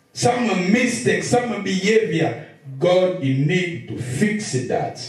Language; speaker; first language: English; non-native, learner; Lingala